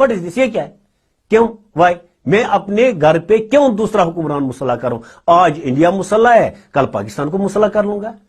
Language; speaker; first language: Urdu; non-native, local second language; Kashmiri